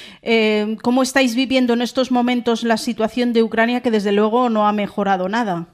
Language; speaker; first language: Spanish; native; Spanish